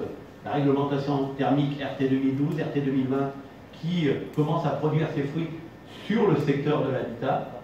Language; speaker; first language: French; native; French